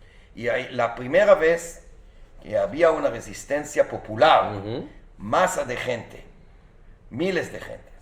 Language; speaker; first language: Spanish; non-native, fluent; Hebrew